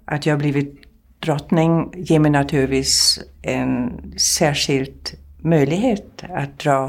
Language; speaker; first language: Swedish; non-native, fluent; German